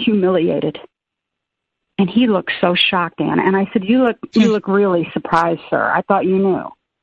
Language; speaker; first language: English; native; English